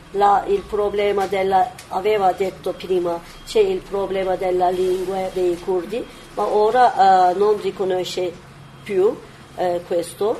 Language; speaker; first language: Italian; non-native, learner; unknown